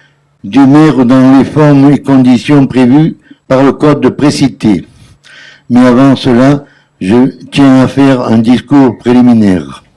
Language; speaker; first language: French; native; French